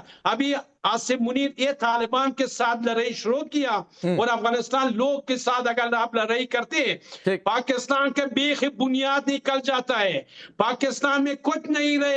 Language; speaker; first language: Hindi; non-native, learner; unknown